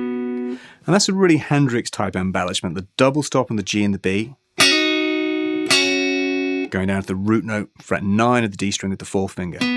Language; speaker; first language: English; native; English